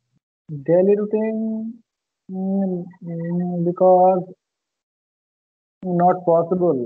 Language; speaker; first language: English; non-native, learner; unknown